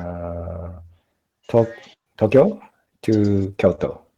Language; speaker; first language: English; non-native, learner; Japanese